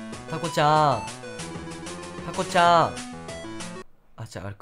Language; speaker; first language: Japanese; native; Japanese